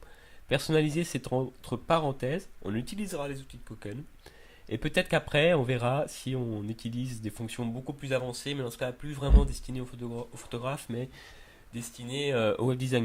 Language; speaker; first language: French; native; French